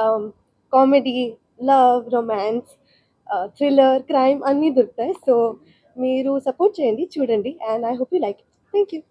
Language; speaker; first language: Telugu; non-native, learner; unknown